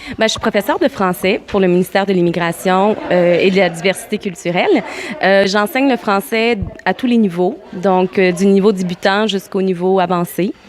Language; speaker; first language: French; native; French